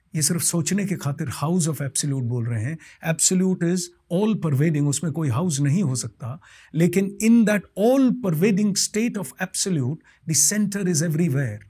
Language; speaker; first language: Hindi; non-native, local second language; Bangla